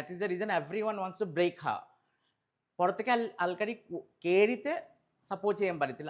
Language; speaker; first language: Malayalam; non-native, local second language; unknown